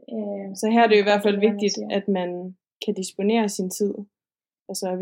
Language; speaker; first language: Danish; native; Danish